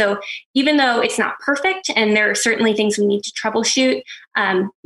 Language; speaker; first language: English; native; English